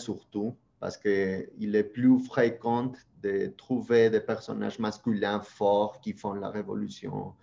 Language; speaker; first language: French; non-native, fluent; Spanish